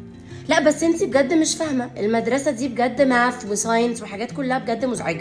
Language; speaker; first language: Arabic; native; Arabic